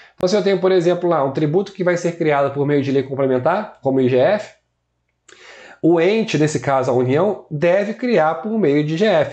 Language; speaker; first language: Portuguese; native; Portuguese